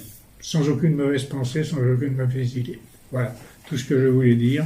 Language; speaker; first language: French; native; French